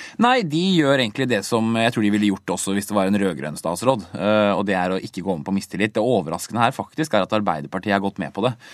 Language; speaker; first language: Norwegian; native; Norwegian